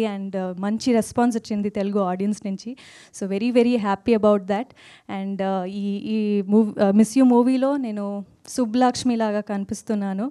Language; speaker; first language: Telugu; non-native, learner; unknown